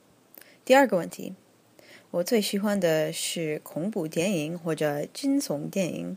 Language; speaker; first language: Chinese; non-native, learner; English